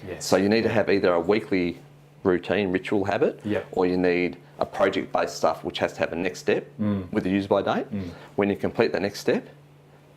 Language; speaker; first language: English; native; English